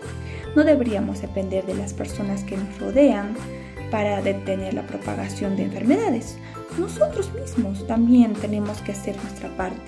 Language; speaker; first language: Spanish; native; Spanish